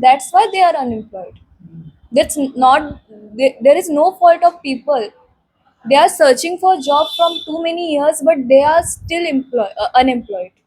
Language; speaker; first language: English; non-native, local second language; Marathi